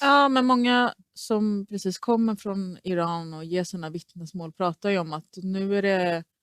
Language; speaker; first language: Swedish; early bilingual, other home language; Persian